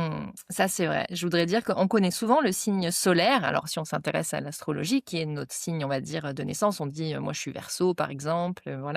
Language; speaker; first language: French; native; French